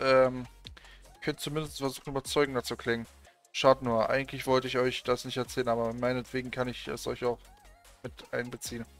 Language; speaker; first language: German; native; German